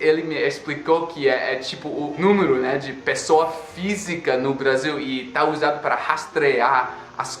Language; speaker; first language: Portuguese; non-native, fluent; English